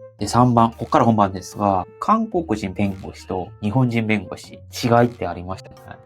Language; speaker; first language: Japanese; non-native, fluent; Korean